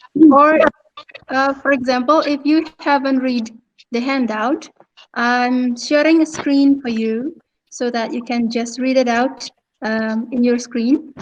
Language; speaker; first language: English; non-native, fluent; Indonesian